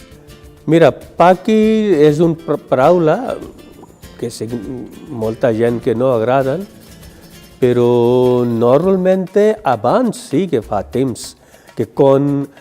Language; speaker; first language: Catalan; non-native, learner; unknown